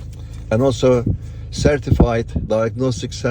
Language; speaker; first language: English; non-native, fluent; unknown